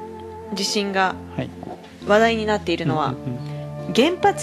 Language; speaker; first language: Japanese; native; Japanese